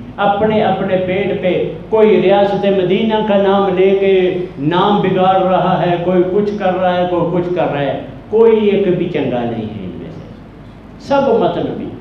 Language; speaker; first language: Urdu; non-native, local second language; Punjabi